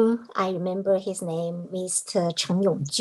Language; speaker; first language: English; non-native, learner; Chinese